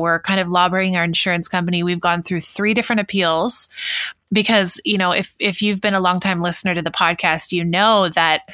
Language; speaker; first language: English; native; English